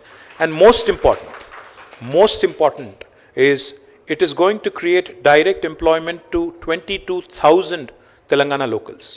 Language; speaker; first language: English; non-native, local second language; Telugu